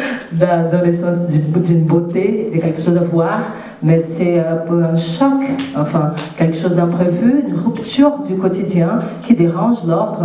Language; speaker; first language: French; non-native, fluent; Portuguese